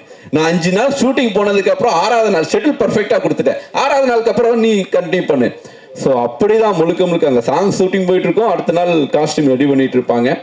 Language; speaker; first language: Tamil; native; Tamil